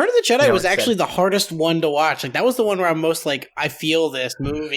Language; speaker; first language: English; native; English